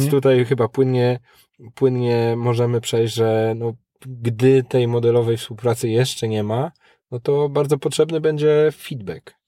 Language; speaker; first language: Polish; native; Polish